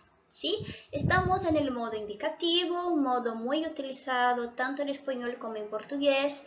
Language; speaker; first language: Spanish; non-native, fluent; Portuguese